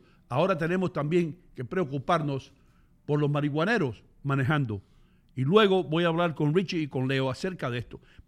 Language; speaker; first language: Spanish; native; Spanish